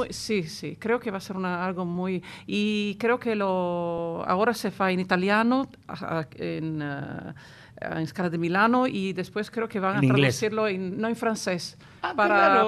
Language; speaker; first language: Spanish; non-native, fluent; Italian